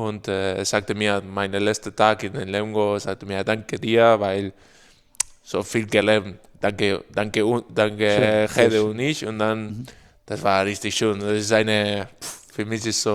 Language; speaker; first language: German; non-native, learner; Spanish